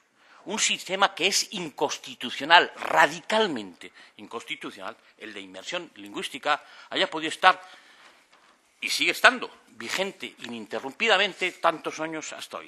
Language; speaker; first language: Spanish; native; Spanish